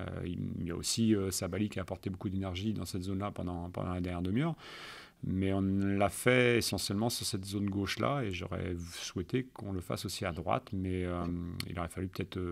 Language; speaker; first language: French; native; French